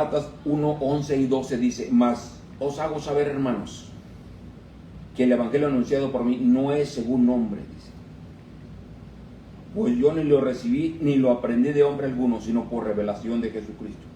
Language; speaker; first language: Spanish; native; Spanish